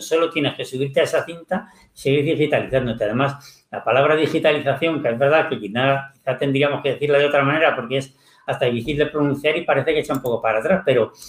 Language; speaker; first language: Spanish; native; Spanish